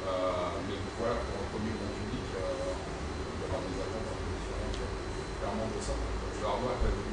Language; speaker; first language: French; native; French